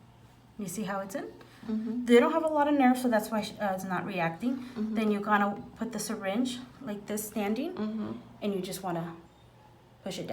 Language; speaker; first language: English; native; English